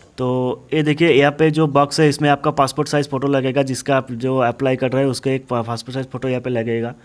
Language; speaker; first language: Hindi; non-native, local second language; Bangla